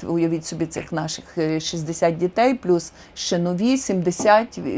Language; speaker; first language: Ukrainian; native; Ukrainian